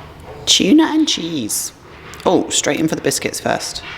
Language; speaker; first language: English; native; English